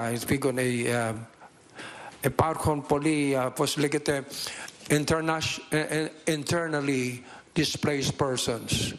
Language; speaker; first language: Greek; non-native, learner; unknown